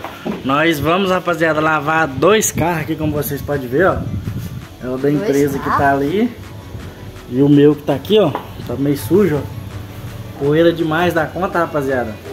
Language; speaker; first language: Portuguese; native; Portuguese